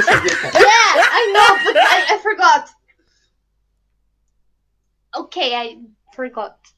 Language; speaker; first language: English; non-native, learner; Portuguese